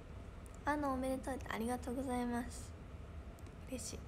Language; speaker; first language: Japanese; native; Japanese